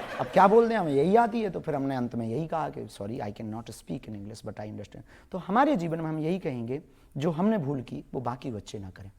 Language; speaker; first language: Hindi; native; Hindi